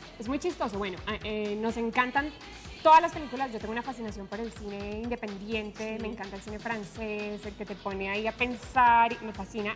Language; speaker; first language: Spanish; native; Spanish